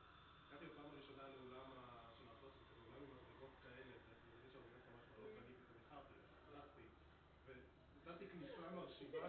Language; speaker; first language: Hebrew; native; Hebrew